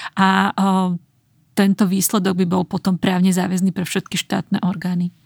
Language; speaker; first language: Slovak; native; Slovak